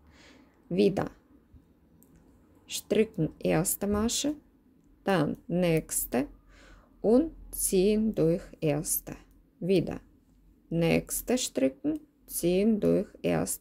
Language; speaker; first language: German; non-native, learner; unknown